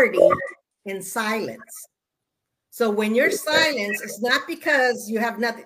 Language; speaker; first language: English; early bilingual, other home language; Spanish